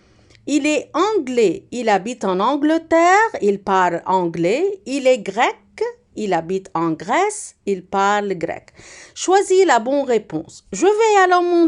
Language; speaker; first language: French; non-native, fluent; Arabic